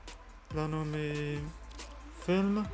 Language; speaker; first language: French; non-native, learner; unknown